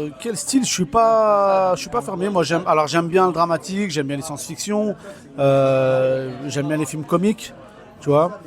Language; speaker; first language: French; early bilingual, other home language; Kabyle